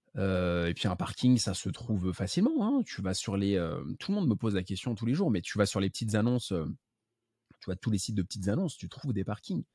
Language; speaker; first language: French; native; French